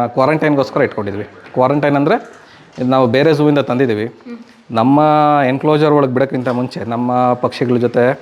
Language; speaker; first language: Kannada; native; Kannada